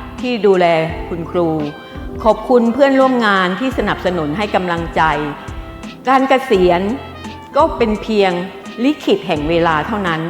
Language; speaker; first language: Thai; native; Thai